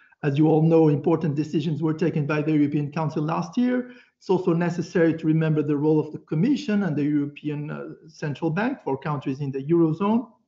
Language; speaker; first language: English; non-native, fluent; Portuguese